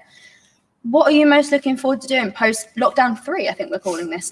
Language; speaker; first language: English; native; English